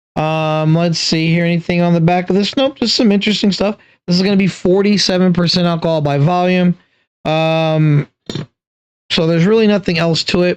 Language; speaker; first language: English; native; English